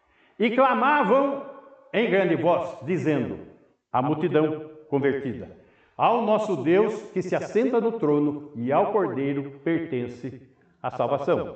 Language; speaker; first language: Portuguese; native; Portuguese